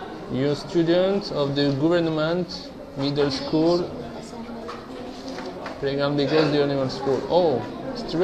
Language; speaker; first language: English; non-native, learner; French